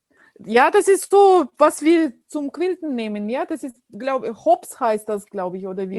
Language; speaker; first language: German; non-native, fluent; Russian